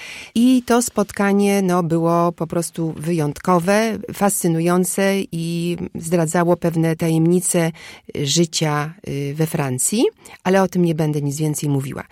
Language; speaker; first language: Polish; native; Polish